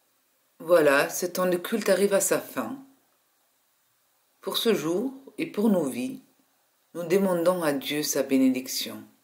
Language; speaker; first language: French; native; French